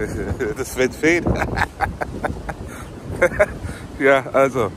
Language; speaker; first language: German; native; German